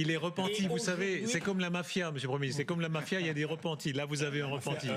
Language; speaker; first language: French; native; French